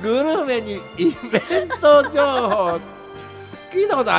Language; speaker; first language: Japanese; native; Japanese